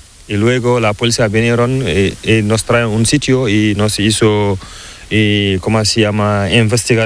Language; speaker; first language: Spanish; non-native, learner; Fula